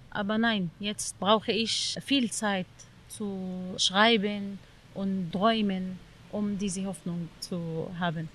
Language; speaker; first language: German; non-native, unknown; Arabic